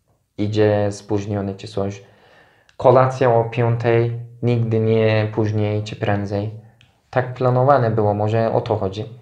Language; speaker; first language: Polish; non-native, fluent; Turkish